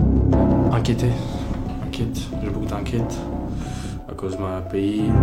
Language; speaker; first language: French; non-native, learner; Ukrainian